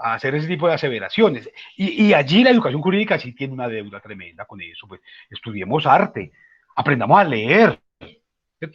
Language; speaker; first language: Spanish; native; Spanish